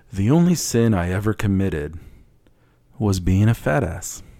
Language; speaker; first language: English; early bilingual, other home language; Spanish